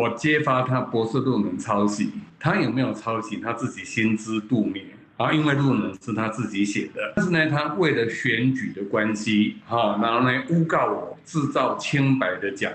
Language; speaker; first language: Chinese; native; Chinese